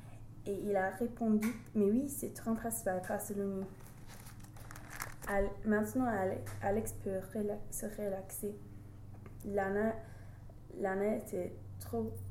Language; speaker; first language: French; non-native, learner; English